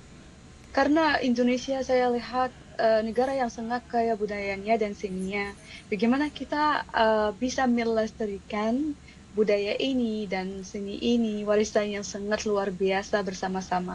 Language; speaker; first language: Indonesian; non-native, fluent; Arabic